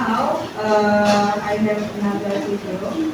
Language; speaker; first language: English; non-native, fluent; Indonesian